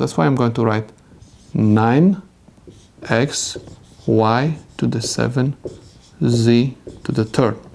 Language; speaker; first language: English; non-native, fluent; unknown